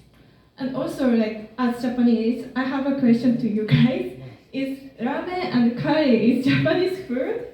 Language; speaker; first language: English; non-native, learner; Japanese